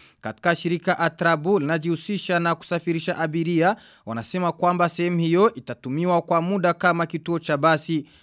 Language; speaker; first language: Swahili; non-native, local second language; Rundi